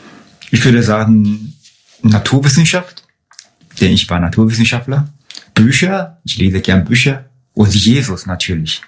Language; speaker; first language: German; non-native, fluent; Chinese